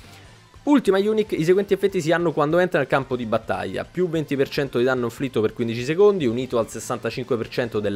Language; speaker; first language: Italian; native; Italian